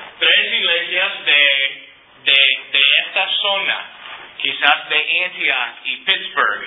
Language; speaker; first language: Spanish; non-native, fluent; English